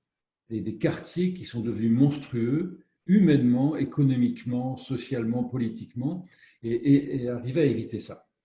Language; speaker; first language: French; native; French